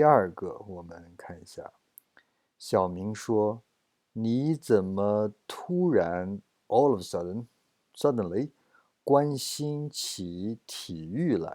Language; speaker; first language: Chinese; non-native, fluent; English